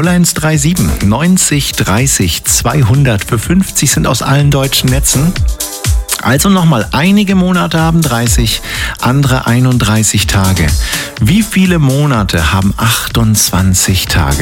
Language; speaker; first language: German; native; German